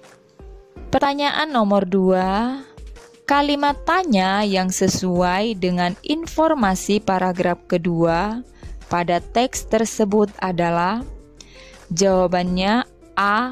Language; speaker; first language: Indonesian; native; Indonesian